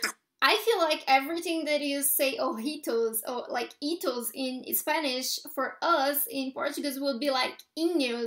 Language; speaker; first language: English; non-native, fluent; Portuguese